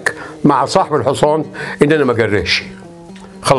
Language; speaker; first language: Arabic; native; Arabic